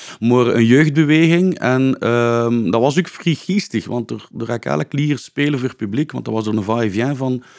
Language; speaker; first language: Dutch; native; Dutch